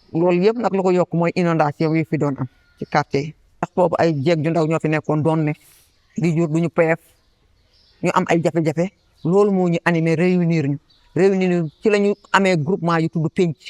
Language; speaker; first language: Wolof; non-native, local second language; Fula